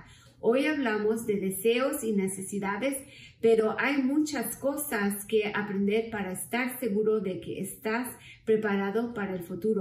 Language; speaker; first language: Spanish; early bilingual, heritage; Spanish